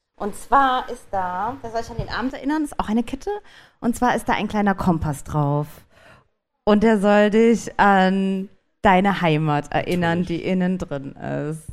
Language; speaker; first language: German; native; German